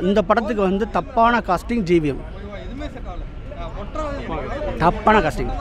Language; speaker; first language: Tamil; native; Tamil